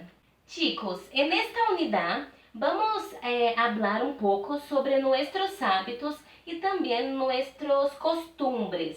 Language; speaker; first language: Spanish; non-native, fluent; Portuguese